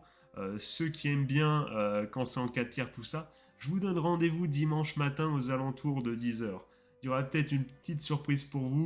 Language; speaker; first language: French; native; French